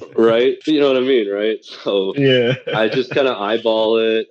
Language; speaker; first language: English; early bilingual, other home language; Chinese